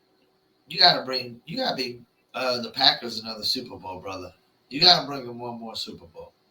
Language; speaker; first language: English; native; English